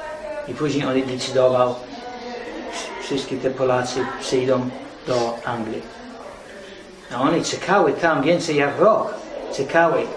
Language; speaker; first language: Polish; early bilingual, heritage; English